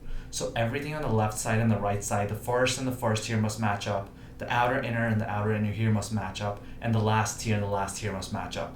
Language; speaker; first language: English; native; English